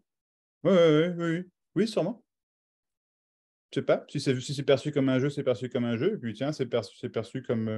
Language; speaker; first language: French; native; French